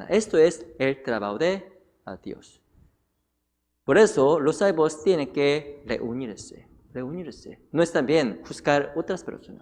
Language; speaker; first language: Spanish; non-native, fluent; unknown